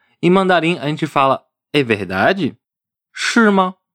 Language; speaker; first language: Portuguese; non-native, fluent; Chinese